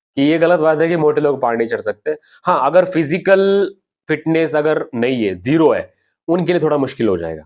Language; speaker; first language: Hindi; non-native, local second language; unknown